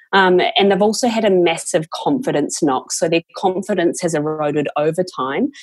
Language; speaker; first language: English; native; English